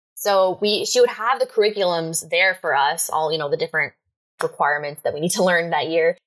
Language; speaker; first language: English; native; English